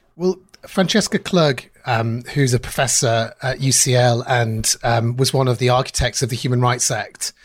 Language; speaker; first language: English; native; English